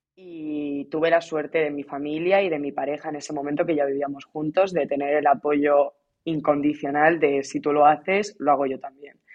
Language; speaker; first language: Spanish; native; Spanish